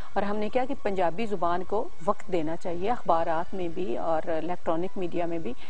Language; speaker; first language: Urdu; non-native, local second language; Punjabi